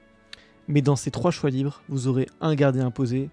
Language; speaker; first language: French; native; French